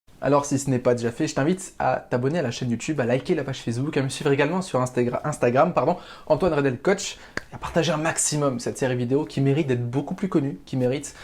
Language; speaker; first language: French; native; French